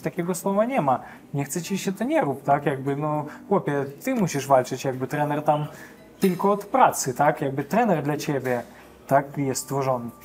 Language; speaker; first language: Polish; non-native, fluent; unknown